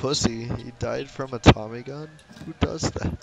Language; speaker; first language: English; native; English